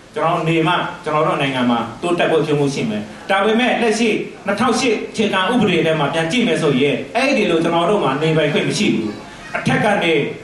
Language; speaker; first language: Burmese; non-native, local second language; Mon